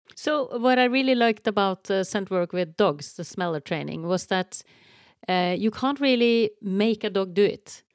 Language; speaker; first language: English; non-native, fluent; Norwegian